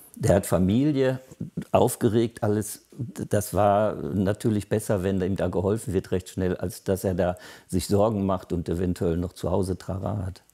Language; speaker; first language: German; native; German